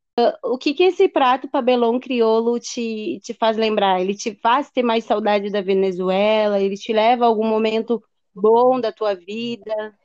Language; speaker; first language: Portuguese; native; Portuguese